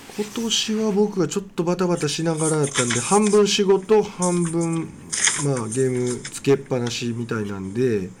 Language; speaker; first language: Japanese; native; Japanese